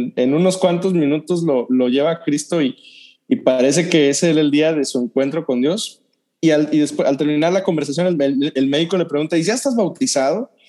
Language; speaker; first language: Spanish; native; Spanish